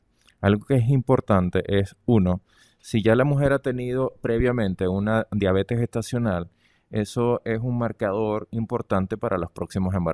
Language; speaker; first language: Spanish; native; Spanish